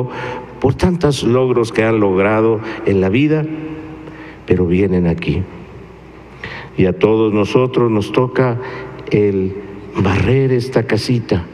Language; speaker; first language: Spanish; native; Spanish